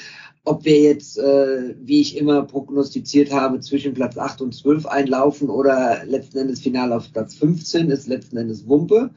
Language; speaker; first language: German; native; German